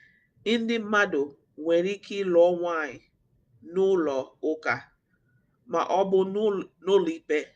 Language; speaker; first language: Igbo; non-native, learner; English